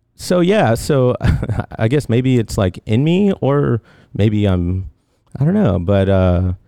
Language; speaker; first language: English; native; English